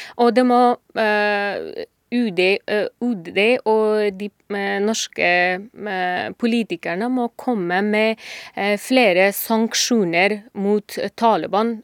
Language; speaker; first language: Norwegian; non-native, fluent; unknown